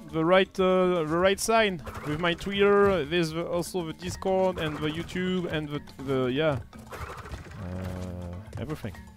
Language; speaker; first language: English; non-native, fluent; French